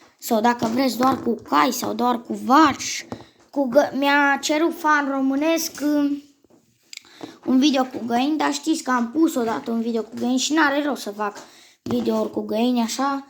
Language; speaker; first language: Romanian; native; Romanian